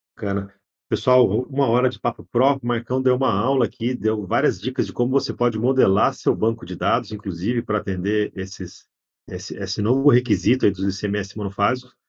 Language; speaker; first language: Portuguese; native; Portuguese